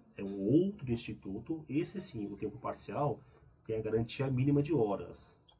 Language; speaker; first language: Portuguese; early bilingual, other home language; Korean